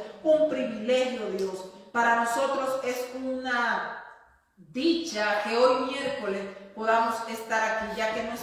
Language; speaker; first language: Spanish; native; Spanish